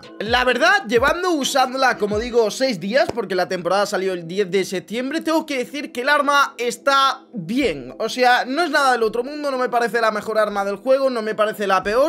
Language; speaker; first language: Spanish; native; Spanish